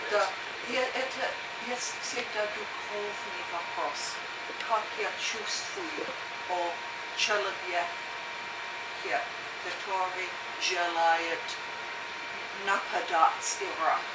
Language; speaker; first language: Russian; non-native, learner; English